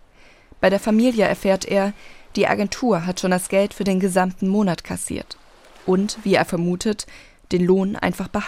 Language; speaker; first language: German; native; German